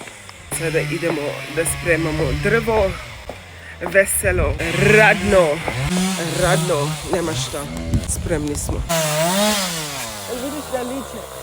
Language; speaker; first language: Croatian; non-native, learner; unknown